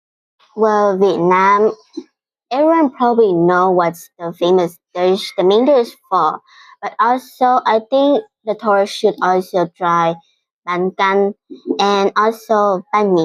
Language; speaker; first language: English; non-native, fluent; Vietnamese